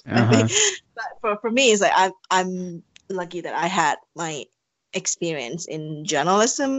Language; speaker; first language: English; non-native, fluent; Thai